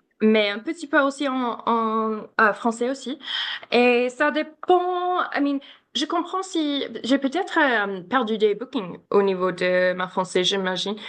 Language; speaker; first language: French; non-native, learner; English